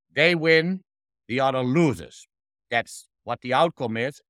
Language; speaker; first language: English; non-native, fluent; Dutch